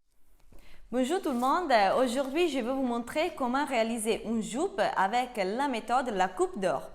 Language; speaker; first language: French; non-native, fluent; Italian